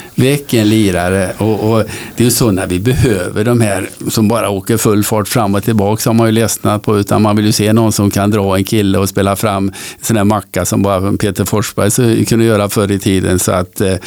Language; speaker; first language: Swedish; native; Swedish